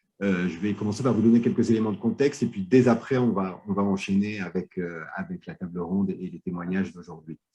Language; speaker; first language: French; native; French